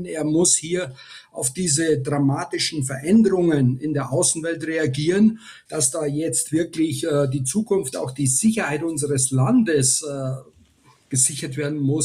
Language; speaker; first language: German; native; German